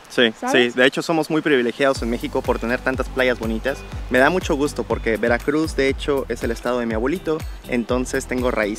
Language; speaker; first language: Spanish; native; Spanish